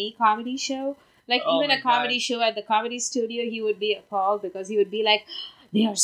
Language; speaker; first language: English; non-native, local second language; Tamil